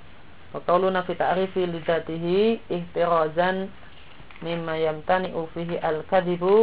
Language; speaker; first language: Arabic; non-native, fluent; Indonesian